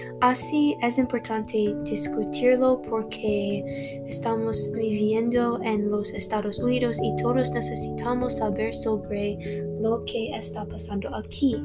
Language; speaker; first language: Spanish; non-native, learner; English